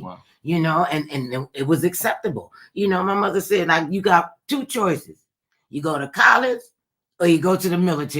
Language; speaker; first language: English; native; English